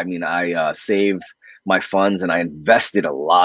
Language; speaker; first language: English; native; English